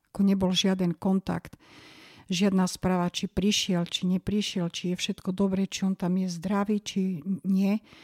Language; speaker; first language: Slovak; native; Slovak